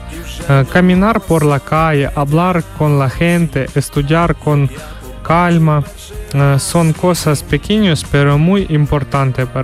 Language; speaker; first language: Spanish; non-native, learner; Ukrainian